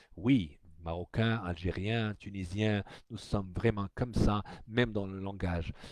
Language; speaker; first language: French; non-native, local second language; Arabic